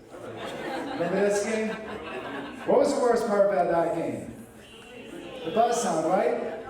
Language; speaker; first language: English; native; English